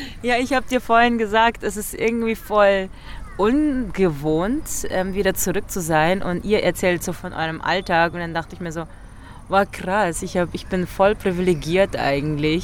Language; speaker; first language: German; early bilingual, other home language; Filipino